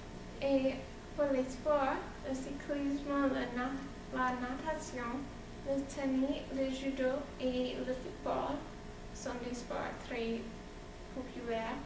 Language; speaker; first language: French; non-native, learner; English